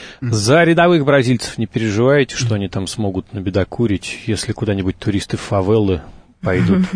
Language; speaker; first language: Russian; native; Russian